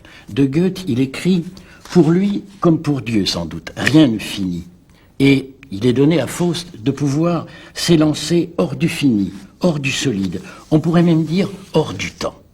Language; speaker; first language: French; native; French